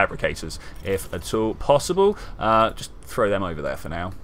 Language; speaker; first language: English; native; English